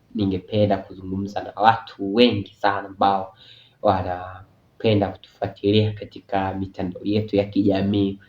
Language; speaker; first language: Swahili; native; Swahili